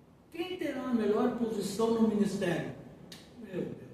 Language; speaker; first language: Portuguese; native; Portuguese